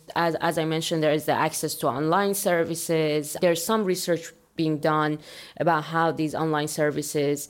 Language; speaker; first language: English; non-native, fluent; Persian